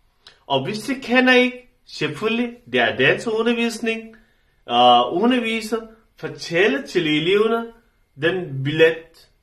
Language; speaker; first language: Danish; non-native, learner; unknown